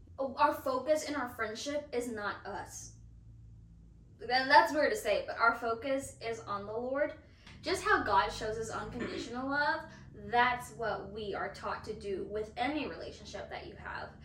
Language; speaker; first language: English; non-native, fluent; Spanish